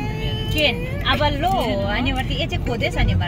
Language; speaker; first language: Hebrew; non-native, fluent; Nepali